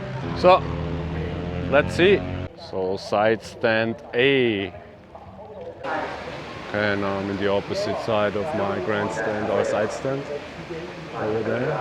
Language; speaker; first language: English; non-native, fluent; German